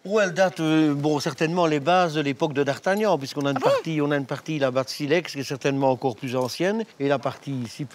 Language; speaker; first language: French; native; French